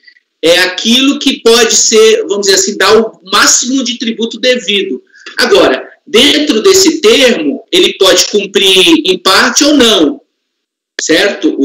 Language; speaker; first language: Portuguese; native; Portuguese